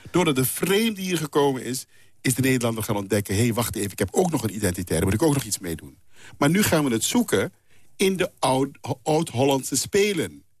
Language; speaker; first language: Dutch; non-native, local second language; Papiamento